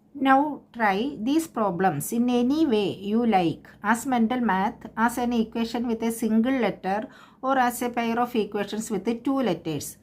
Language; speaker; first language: English; non-native, local second language; Malayalam